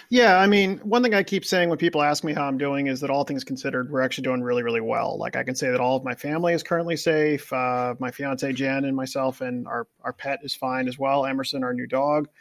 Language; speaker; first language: English; native; English